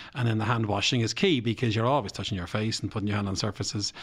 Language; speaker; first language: English; native; English